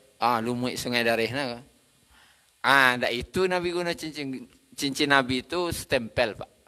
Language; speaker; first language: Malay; non-native, local second language; Minangkabau